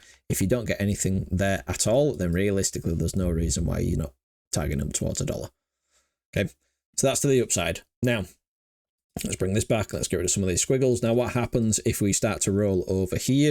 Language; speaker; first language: English; native; English